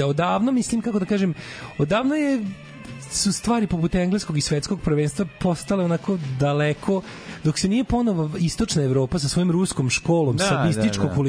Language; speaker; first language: Serbian; native; Serbian